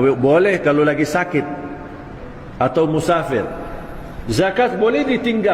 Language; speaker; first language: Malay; non-native, fluent; Arabic